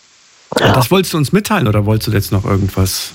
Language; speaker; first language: German; native; German